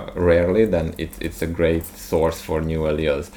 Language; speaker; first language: English; non-native, fluent; Hungarian